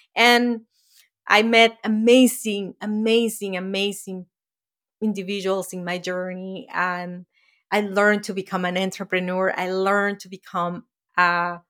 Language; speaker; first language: English; non-native, fluent; Spanish